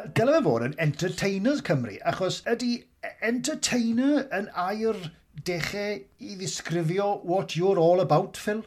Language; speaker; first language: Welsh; native; Welsh